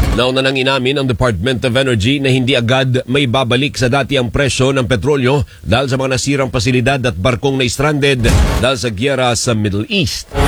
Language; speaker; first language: Filipino; native; Filipino